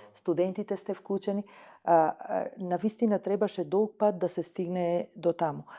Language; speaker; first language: Macedonian; native; Macedonian